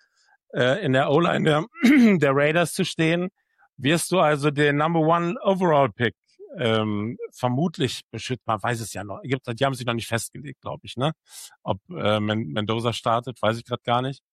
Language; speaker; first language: German; native; German